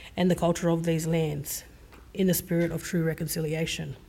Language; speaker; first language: English; native; English